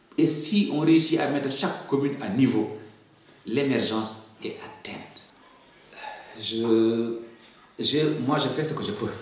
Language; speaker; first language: French; non-native, local second language; Wolof